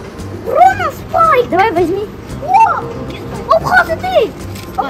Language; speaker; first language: Russian; non-native, local second language; Kazakh